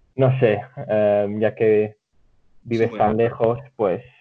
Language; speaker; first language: Spanish; early bilingual, other home language; Catalan